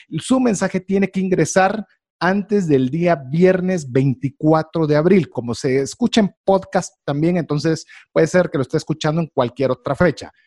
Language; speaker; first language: Spanish; native; Spanish